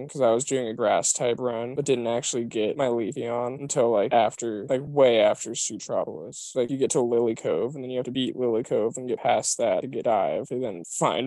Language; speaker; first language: English; native; English